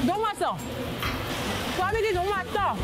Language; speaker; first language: Korean; non-native, learner; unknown